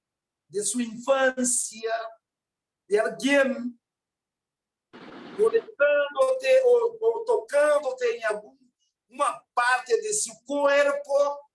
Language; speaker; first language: Spanish; non-native, learner; Portuguese